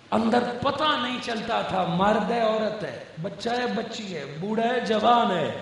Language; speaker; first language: Urdu; non-native, local second language; Punjabi